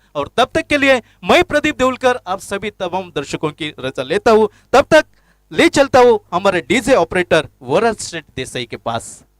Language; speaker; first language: Hindi; non-native, local second language; Marathi